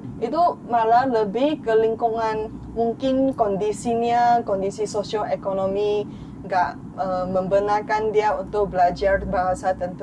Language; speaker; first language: Indonesian; non-native, fluent; Chinese